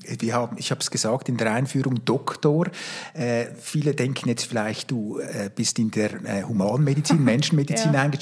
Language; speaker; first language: German; native; German